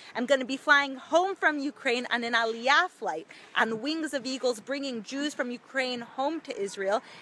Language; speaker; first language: English; native; English